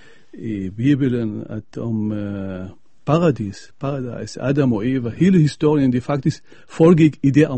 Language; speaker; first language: Danish; non-native, fluent; Arabic